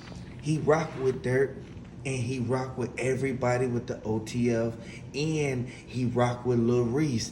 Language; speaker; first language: English; native; English